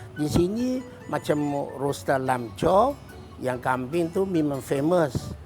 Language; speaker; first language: Malay; non-native, fluent; Chinese